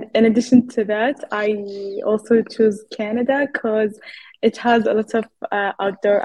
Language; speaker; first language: English; non-native, fluent; Arabic